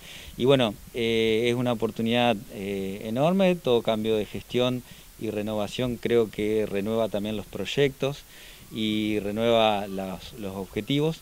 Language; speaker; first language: Spanish; native; Spanish